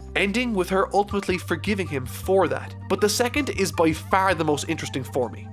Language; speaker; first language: English; native; English